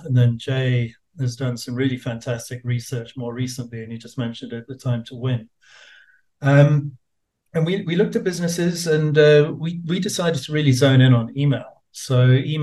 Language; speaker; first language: English; native; English